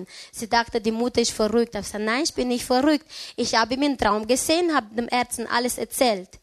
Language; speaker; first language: German; non-native, learner; Romanian